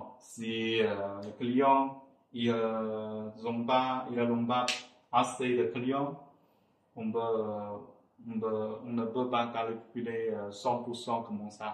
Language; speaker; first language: French; non-native, fluent; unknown